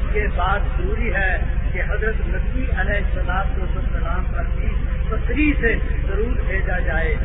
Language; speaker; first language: Urdu; non-native, local second language; Punjabi